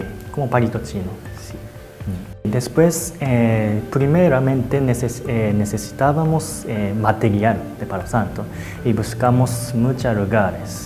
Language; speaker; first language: Spanish; non-native, learner; Japanese